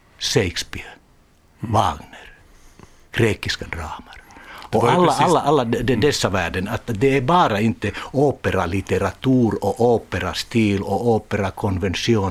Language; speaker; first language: Swedish; non-native, learner; Finnish